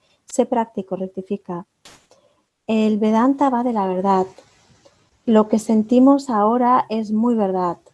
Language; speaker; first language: Spanish; native; Spanish